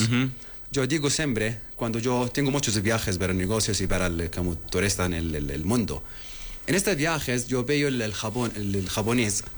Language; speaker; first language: Spanish; non-native, learner; Arabic